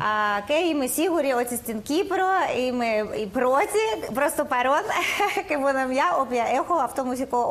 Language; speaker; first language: Greek; non-native, learner; Russian